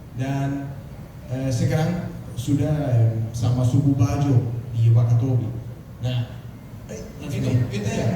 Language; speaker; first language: Indonesian; non-native, fluent; Danish